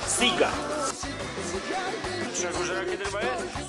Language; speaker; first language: Russian; non-native, learner; Slovak